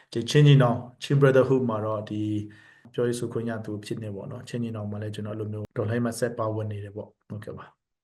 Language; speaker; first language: Burmese; non-native, local second language; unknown